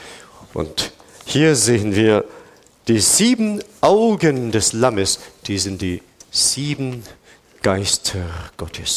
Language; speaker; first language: German; non-native, fluent; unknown